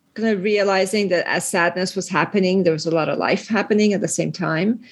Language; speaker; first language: English; early bilingual, other home language; Persian